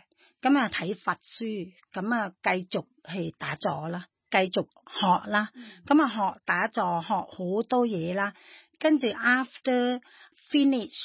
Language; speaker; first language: Chinese; non-native, fluent; Thai